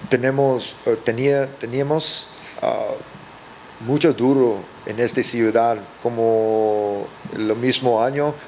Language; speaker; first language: Spanish; early bilingual, heritage; English